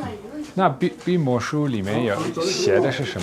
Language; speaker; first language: Chinese; non-native, fluent; Dutch